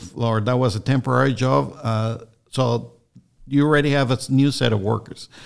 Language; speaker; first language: English; non-native, fluent; Spanish